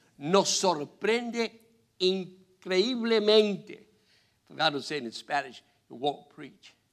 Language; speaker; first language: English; non-native, fluent; Spanish